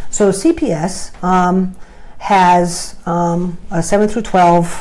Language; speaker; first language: English; native; English